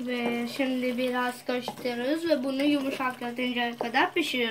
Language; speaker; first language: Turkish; non-native, learner; Urdu